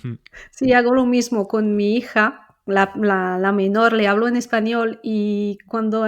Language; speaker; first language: Spanish; non-native, fluent; French